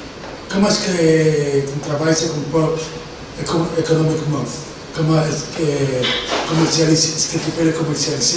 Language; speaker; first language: French; non-native, fluent; Spanish